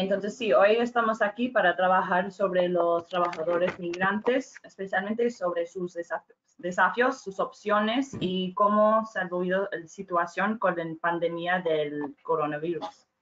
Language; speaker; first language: Spanish; non-native, fluent; English